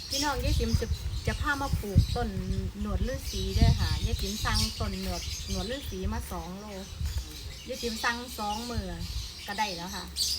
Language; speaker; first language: Thai; non-native, local second language; Northeastern Thai